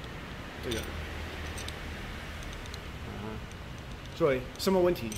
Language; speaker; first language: Chinese; non-native, learner; English